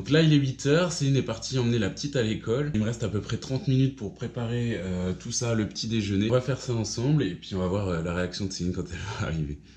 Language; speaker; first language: French; native; French